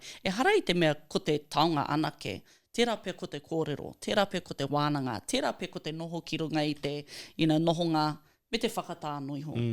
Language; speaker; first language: Māori; non-native, local second language; English